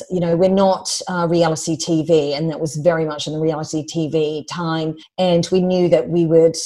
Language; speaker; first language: English; native; English